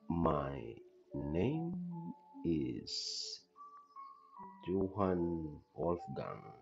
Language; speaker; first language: English; non-native, learner; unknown